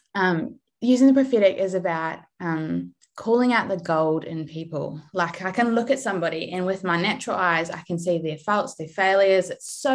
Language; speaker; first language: English; native; English